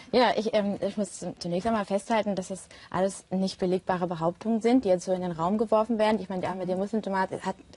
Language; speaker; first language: German; native; German